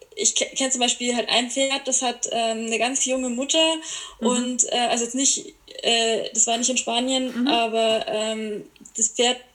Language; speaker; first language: German; native; German